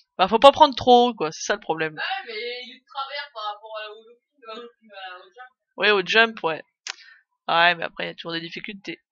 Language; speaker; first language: French; native; French